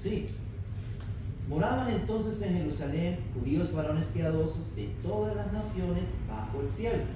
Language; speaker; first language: Spanish; native; Spanish